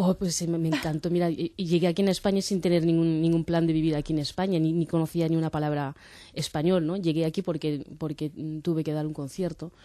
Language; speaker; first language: Spanish; non-native, fluent; Japanese